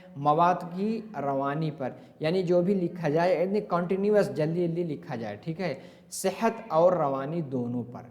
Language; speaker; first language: Urdu; native; Urdu